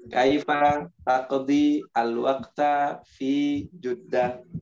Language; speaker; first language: Arabic; non-native, fluent; Indonesian